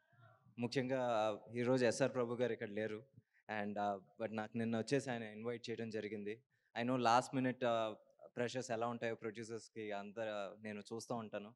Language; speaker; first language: Telugu; native; Telugu